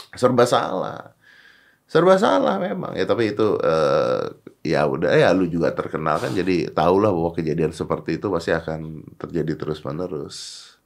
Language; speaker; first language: Indonesian; native; Indonesian